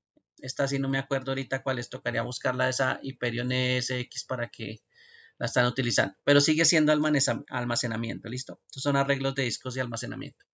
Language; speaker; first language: Spanish; native; Spanish